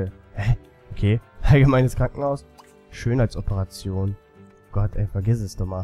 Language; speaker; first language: German; native; German